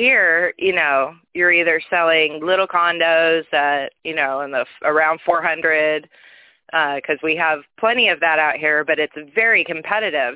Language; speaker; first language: English; native; English